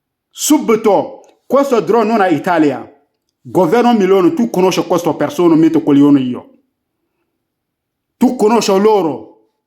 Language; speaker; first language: Italian; non-native, learner; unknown